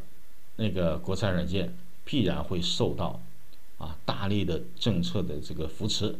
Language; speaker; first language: Chinese; native; Chinese